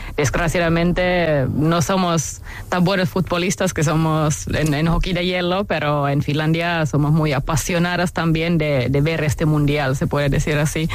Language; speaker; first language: Spanish; non-native, fluent; Finnish